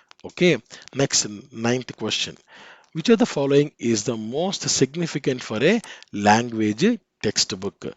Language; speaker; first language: English; non-native, local second language; Telugu